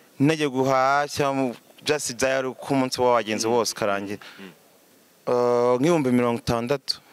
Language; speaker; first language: Kinyarwanda; early bilingual, heritage; Kinyarwanda